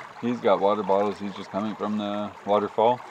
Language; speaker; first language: English; native; English